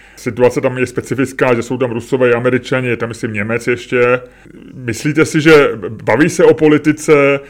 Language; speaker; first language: Czech; native; Czech